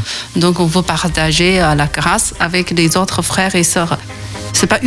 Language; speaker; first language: French; non-native, fluent; Chinese